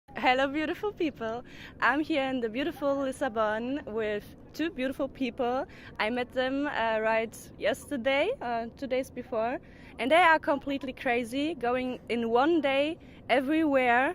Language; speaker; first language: English; non-native, fluent; German